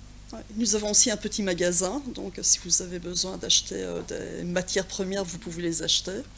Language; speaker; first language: French; non-native, local second language; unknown